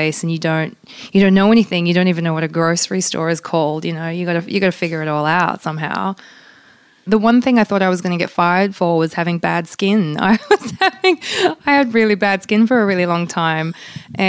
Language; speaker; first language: English; non-native, local second language; Polish